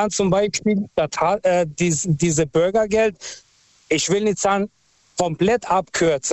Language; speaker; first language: German; non-native, local second language; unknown